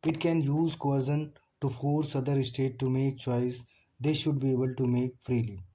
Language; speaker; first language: English; non-native, local second language; Hindi